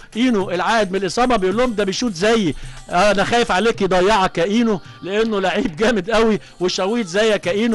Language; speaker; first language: Arabic; native; Arabic